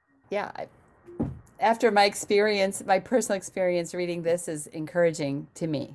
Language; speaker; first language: English; native; English